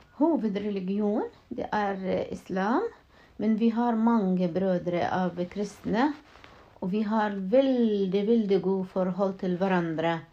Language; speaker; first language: Norwegian; non-native, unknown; Arabic